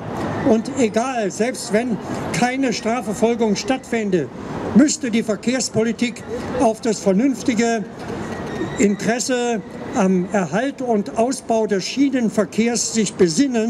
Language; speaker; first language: German; native; German